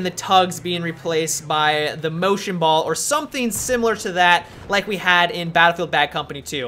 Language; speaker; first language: English; native; English